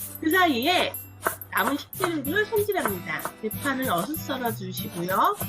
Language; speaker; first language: Korean; native; Korean